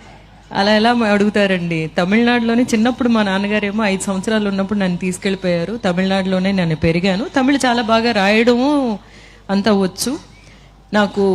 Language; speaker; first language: Telugu; early bilingual, heritage; Telugu